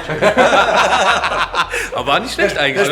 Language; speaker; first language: German; native; German